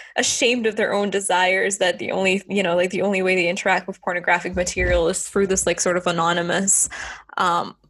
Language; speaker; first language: English; non-native, fluent; Estonian